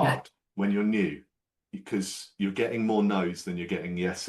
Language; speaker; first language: English; native; English